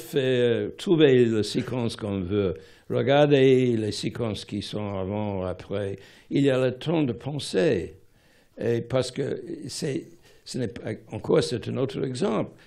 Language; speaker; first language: French; non-native, fluent; English